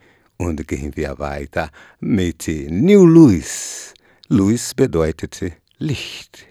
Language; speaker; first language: German; non-native, learner; Portuguese